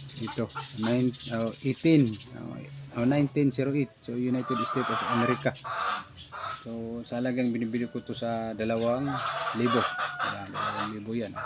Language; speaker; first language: Filipino; non-native, local second language; Cebuano